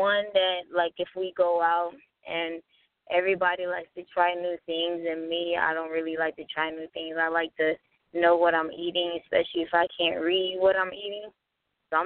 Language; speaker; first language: English; native; English